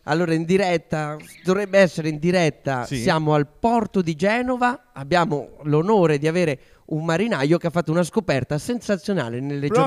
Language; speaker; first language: Italian; native; Italian